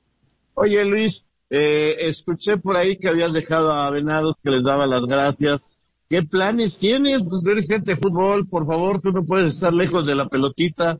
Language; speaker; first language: Spanish; native; Spanish